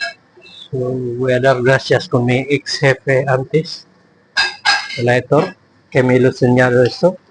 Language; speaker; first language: Spanish; non-native, learner; Filipino